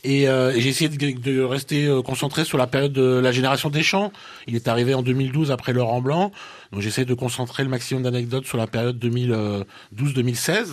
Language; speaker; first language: French; native; French